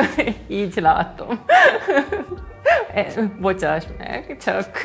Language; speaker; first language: Hungarian; non-native, fluent; Japanese